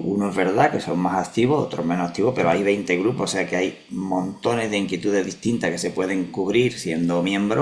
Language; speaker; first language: Spanish; native; Spanish